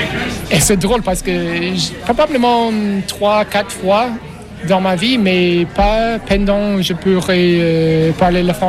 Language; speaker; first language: French; non-native, learner; English